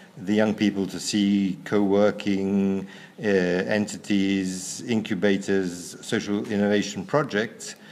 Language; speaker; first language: English; non-native, fluent; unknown